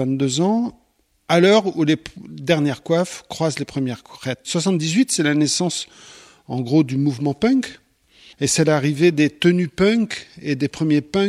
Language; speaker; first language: French; native; French